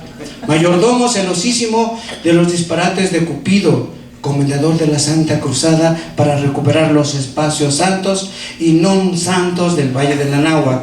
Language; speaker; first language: Spanish; native; Spanish